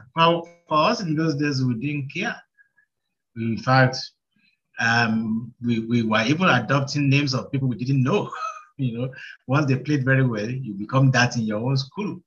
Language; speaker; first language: English; non-native, local second language; Yoruba